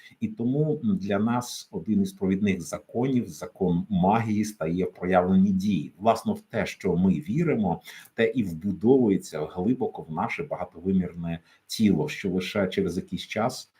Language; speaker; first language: Ukrainian; native; Ukrainian